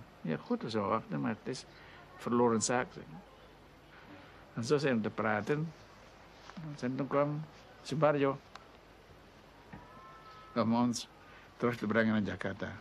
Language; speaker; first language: Dutch; non-native, local second language; Indonesian